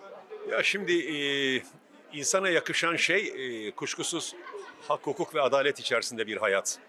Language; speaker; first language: Turkish; native; Turkish